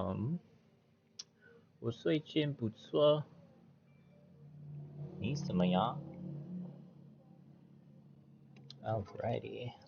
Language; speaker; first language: Chinese; non-native, learner; English